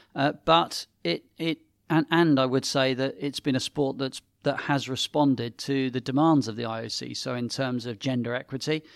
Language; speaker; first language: English; native; English